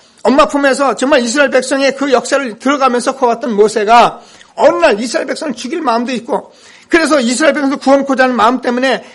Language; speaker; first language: Korean; native; Korean